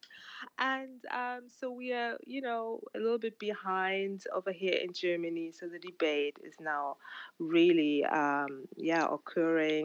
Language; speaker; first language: English; non-native, local second language; Ganda